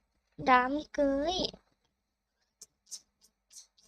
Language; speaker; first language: Vietnamese; non-native, learner; Thai